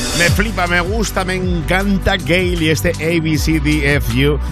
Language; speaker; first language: Spanish; native; Spanish